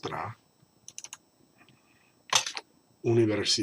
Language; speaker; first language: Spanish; non-native, fluent; English